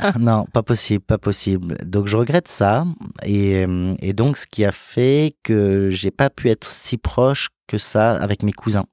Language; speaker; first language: French; native; French